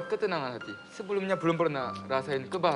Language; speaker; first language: Indonesian; non-native, fluent; Korean